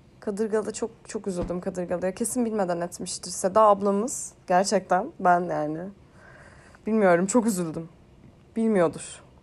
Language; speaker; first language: Turkish; native; Turkish